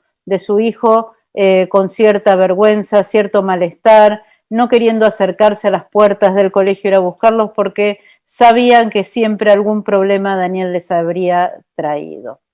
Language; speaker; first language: Spanish; native; Spanish